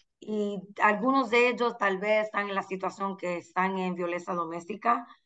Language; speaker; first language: Spanish; early bilingual, heritage; Spanish